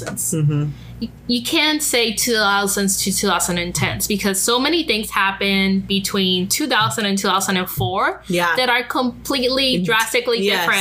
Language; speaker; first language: English; non-native, fluent; Spanish